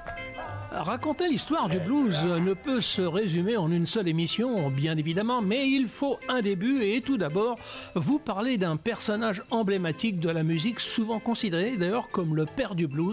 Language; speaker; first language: French; native; French